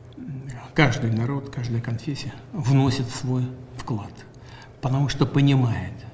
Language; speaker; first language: Russian; native; Russian